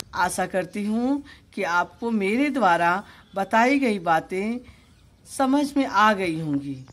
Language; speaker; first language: Hindi; native; Hindi